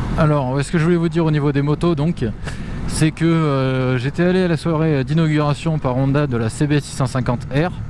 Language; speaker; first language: French; native; French